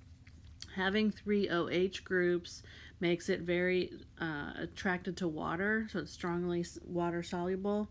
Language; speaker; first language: English; native; English